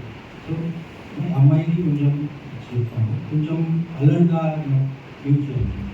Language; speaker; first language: Telugu; non-native, learner; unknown